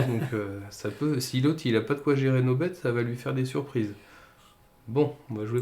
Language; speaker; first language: French; native; French